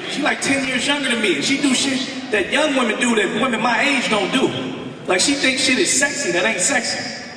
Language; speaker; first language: English; native; English